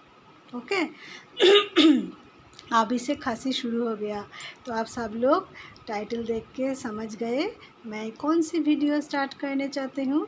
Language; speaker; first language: Hindi; non-native, local second language; Assamese